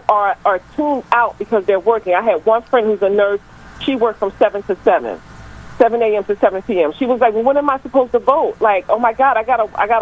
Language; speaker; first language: English; native; English